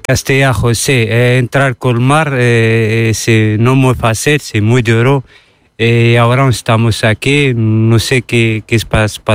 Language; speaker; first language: Spanish; non-native, learner; Arabic